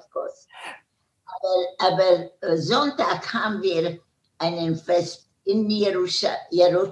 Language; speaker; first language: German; non-native, learner; Hungarian